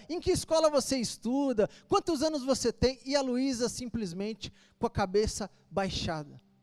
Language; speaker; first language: Portuguese; native; Portuguese